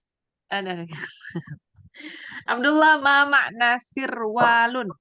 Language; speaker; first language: Indonesian; native; Indonesian